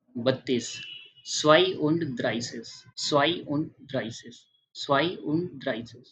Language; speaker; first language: German; non-native, fluent; Hindi